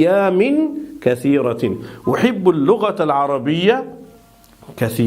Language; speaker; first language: Arabic; non-native, fluent; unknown